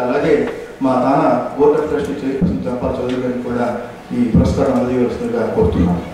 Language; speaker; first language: Telugu; native; Telugu